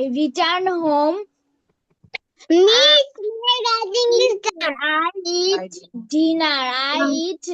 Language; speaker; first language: English; non-native, learner; Bangla